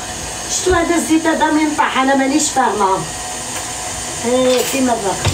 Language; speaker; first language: Arabic; native; Arabic